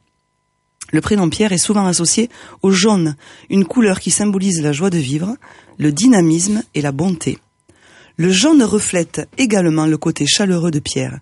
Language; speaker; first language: French; native; French